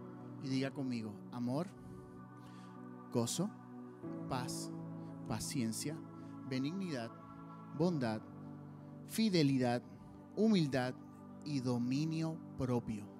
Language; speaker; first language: Spanish; native; Spanish